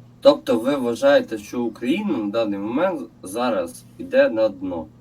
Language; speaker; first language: Ukrainian; non-native, local second language; Russian